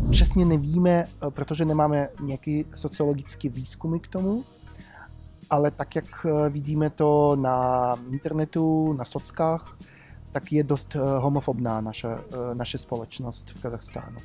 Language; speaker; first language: Czech; non-native, fluent; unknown